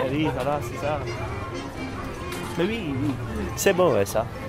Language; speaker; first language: French; non-native, learner; Dutch